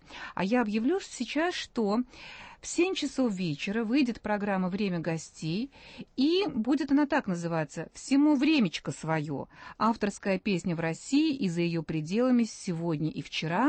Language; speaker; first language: Russian; native; Russian